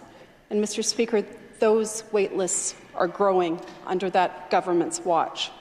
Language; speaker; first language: English; native; English